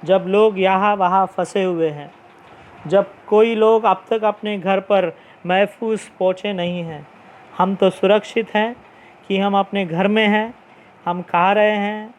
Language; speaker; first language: Hindi; non-native, local second language; Telugu